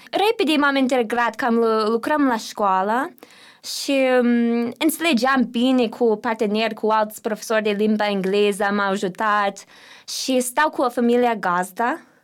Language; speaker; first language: Romanian; non-native, learner; English